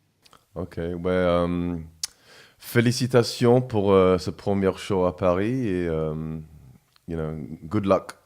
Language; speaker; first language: French; non-native, fluent; English